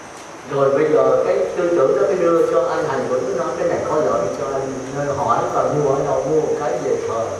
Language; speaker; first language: Vietnamese; native; Vietnamese